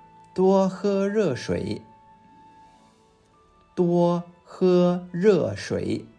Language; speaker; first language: Chinese; non-native, fluent; English